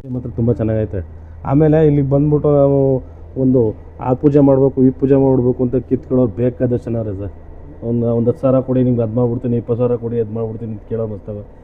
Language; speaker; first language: Kannada; native; Kannada